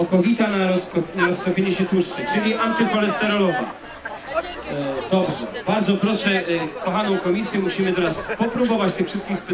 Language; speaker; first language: Polish; native; Polish